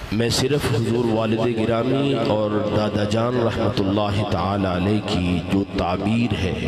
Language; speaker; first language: Urdu; non-native, local second language; Punjabi